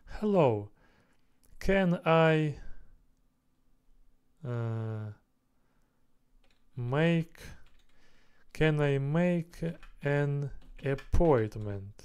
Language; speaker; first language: English; non-native, learner; Russian